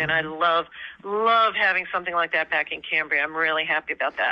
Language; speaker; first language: English; native; English